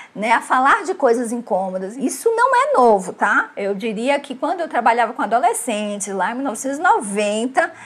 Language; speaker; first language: Portuguese; native; Portuguese